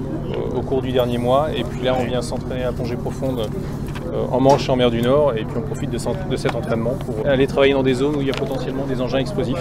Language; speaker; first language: French; native; French